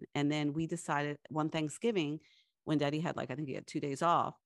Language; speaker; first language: English; early bilingual, other home language; Spanish